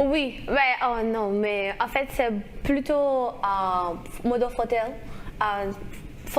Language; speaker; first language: French; non-native, local second language; Haitian Creole